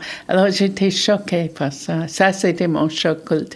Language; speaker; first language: French; non-native, fluent; English